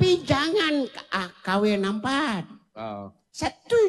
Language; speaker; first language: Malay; non-native, local second language; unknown